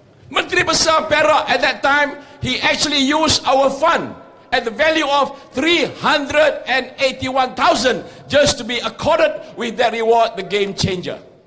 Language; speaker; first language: English; non-native, local second language; Malay